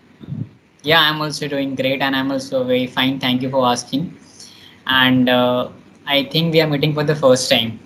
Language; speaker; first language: English; non-native, local second language; Hindi